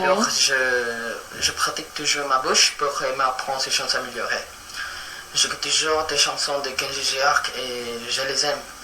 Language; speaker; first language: French; non-native, learner; Filipino